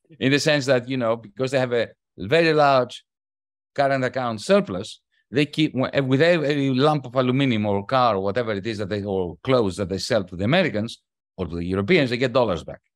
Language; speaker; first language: English; non-native, fluent; Greek